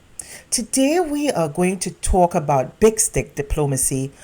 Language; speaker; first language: English; native; English